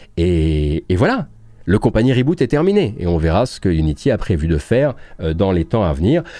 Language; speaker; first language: French; native; French